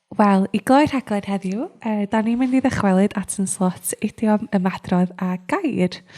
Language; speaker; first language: Welsh; native; Welsh